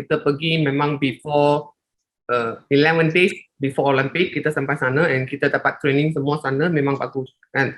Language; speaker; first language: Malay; non-native, local second language; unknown